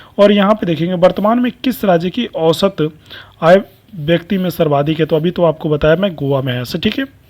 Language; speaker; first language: Hindi; native; Hindi